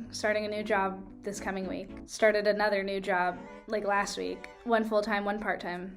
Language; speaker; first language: English; native; English